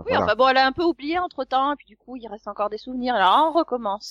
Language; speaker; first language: French; native; French